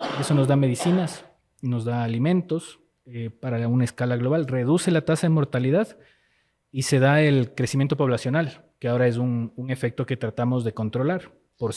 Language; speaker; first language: Spanish; native; Spanish